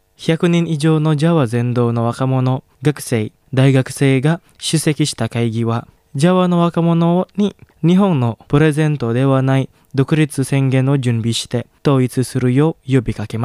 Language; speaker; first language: Japanese; non-native, fluent; Indonesian